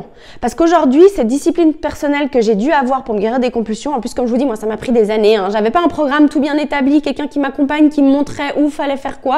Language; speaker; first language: French; native; French